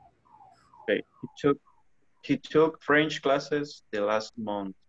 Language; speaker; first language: English; non-native, learner; Spanish